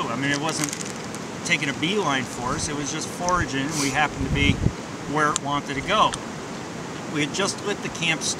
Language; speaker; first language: English; native; English